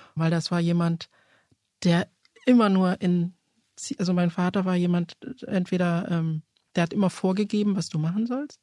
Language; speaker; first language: German; early bilingual, other home language; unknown